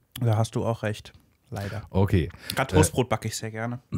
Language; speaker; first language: German; native; German